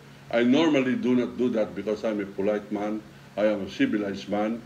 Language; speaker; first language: English; non-native, local second language; Filipino